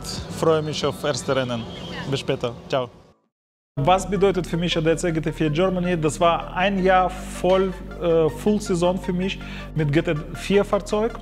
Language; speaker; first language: German; non-native, learner; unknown